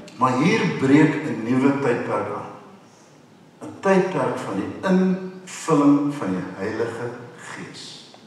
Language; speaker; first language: Afrikaans; non-native, local second language; English